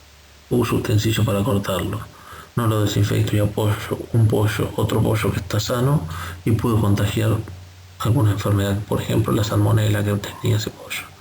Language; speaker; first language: Spanish; native; Spanish